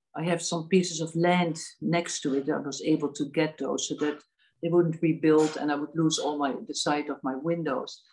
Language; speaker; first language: English; non-native, fluent; Dutch